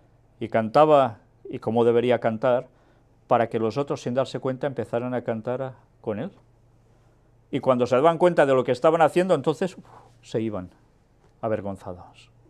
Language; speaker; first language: Spanish; native; Spanish